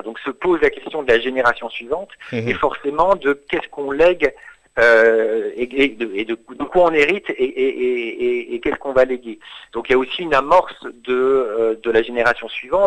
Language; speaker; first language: French; native; French